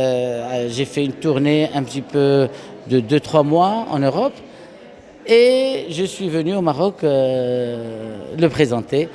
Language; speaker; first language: French; non-native, local second language; Arabic